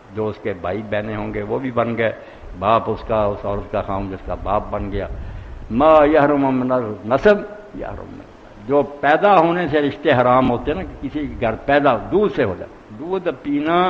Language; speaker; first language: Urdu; non-native, local second language; Punjabi